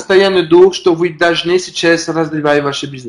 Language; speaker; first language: Russian; non-native, learner; French